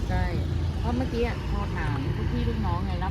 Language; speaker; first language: Thai; native; Thai